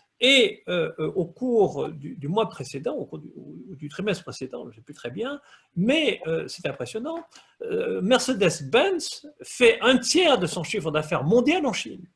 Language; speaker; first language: French; native; French